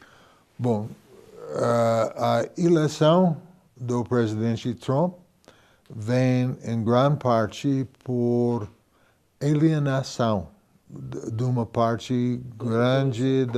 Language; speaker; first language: Portuguese; non-native, fluent; English